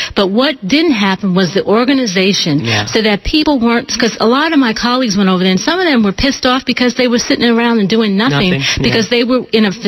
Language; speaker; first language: English; native; English